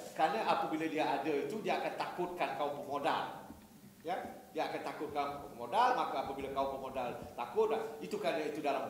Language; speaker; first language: Malay; native; Malay